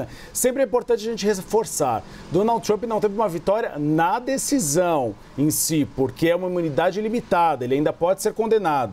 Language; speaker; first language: Portuguese; native; Portuguese